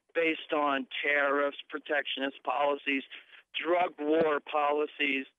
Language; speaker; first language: English; native; English